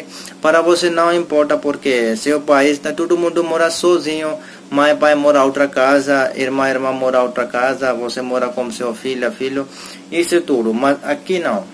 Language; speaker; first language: Portuguese; non-native, learner; Hindi